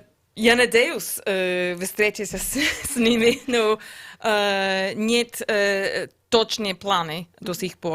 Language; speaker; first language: Russian; non-native, learner; English